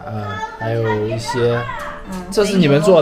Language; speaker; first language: Chinese; non-native, fluent; English